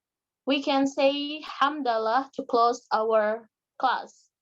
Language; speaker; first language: English; non-native, learner; Indonesian